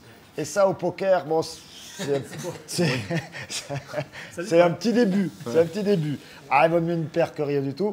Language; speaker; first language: French; native; French